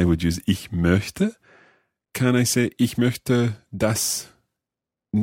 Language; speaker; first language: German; non-native, learner; English